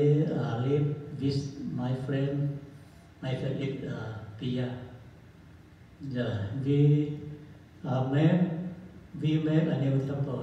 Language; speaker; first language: English; non-native, learner; Thai